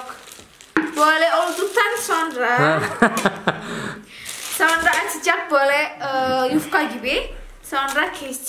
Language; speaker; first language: Turkish; non-native, learner; Indonesian